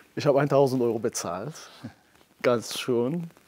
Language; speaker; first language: German; non-native, fluent; Persian